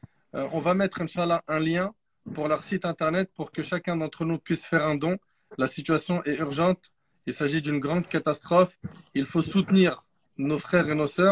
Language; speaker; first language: French; native; French